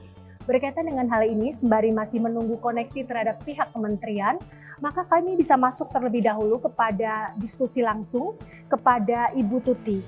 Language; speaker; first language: Indonesian; native; Indonesian